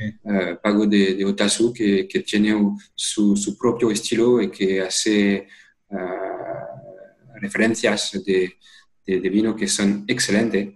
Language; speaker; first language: Spanish; non-native, fluent; French